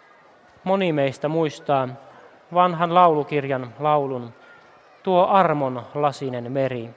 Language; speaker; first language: Finnish; native; Finnish